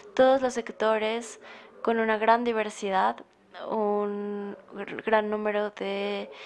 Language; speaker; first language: Spanish; non-native, fluent; German